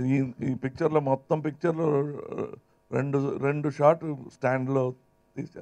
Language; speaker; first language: Telugu; non-native, fluent; Tamil